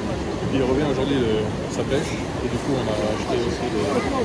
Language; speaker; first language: French; native; French